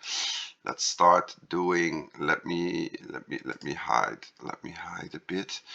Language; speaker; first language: English; non-native, fluent; Dutch